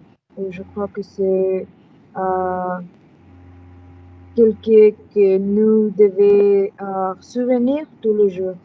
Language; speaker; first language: French; non-native, learner; Spanish